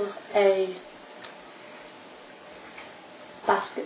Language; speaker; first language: French; non-native, learner; English